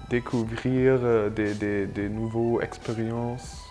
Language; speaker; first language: French; non-native, learner; German